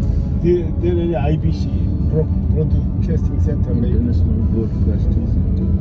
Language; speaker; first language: English; non-native, learner; Korean